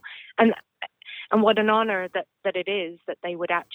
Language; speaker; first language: English; native; English